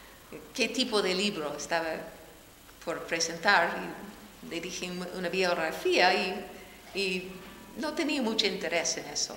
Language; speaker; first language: Spanish; non-native, fluent; English